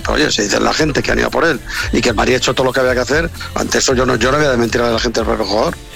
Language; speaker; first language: Spanish; native; Spanish